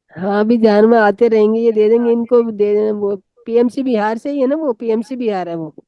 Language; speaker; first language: Hindi; native; Hindi